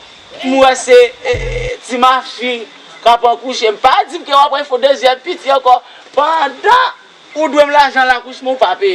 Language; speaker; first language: Haitian Creole; native; Haitian Creole